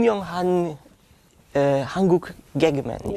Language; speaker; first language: Korean; non-native, learner; German